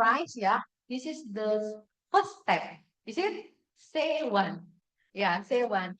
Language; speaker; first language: English; non-native, fluent; Indonesian